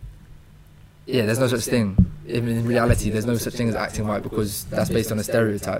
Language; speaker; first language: English; native; English